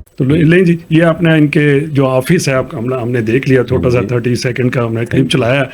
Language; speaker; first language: Urdu; non-native, local second language; Punjabi